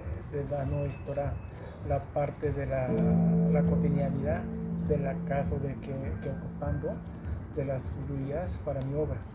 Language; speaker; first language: Spanish; non-native, learner; Japanese